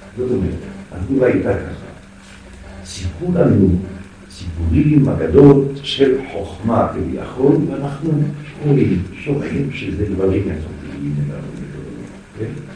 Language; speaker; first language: Hebrew; non-native, fluent; French